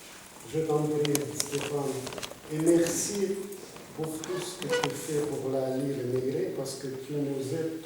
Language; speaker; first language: French; non-native, fluent; Russian